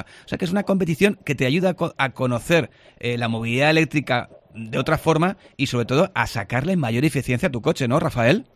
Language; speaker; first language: Spanish; native; Spanish